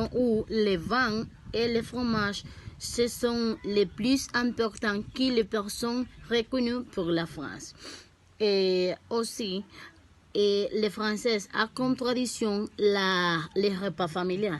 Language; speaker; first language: French; non-native, learner; Spanish